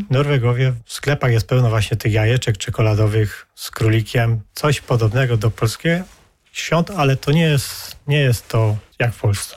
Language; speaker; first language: Polish; native; Polish